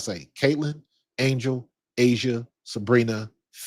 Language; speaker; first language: English; native; English